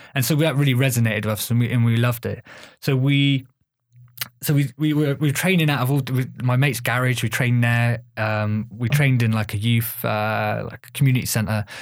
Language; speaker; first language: English; native; English